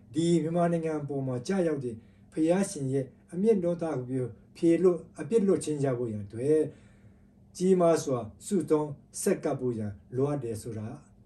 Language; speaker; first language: Burmese; non-native, local second language; Tedim Chin